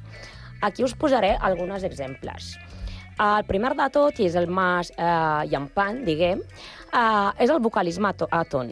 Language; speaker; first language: Catalan; non-native, learner; Spanish